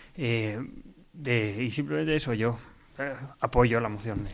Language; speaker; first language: Spanish; native; Spanish